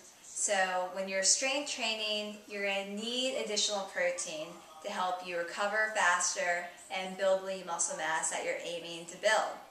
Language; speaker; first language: English; native; English